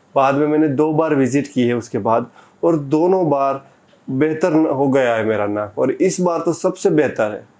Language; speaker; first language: Hindi; non-native, local second language; Gujarati